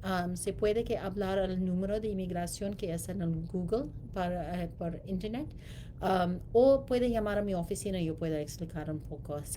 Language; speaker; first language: Spanish; non-native, learner; English